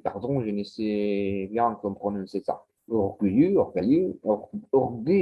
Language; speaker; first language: French; non-native, learner; Spanish